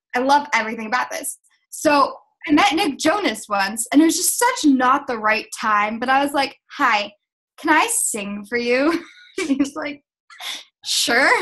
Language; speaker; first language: English; native; English